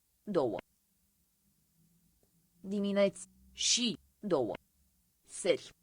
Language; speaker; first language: Romanian; non-native, learner; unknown